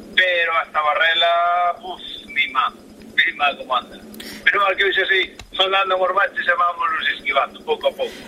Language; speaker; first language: Galician; native; Galician